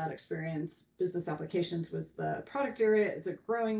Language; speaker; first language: English; native; English